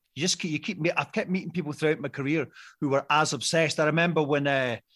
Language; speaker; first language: English; native; English